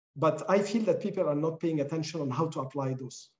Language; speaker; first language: English; non-native, fluent; Arabic